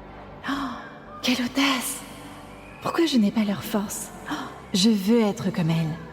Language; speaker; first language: French; native; French